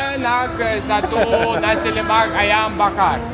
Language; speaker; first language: Indonesian; non-native, learner; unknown